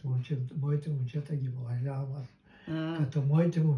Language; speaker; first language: Bulgarian; non-native, local second language; Turkish